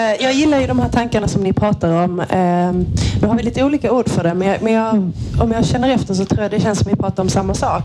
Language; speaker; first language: Swedish; native; Swedish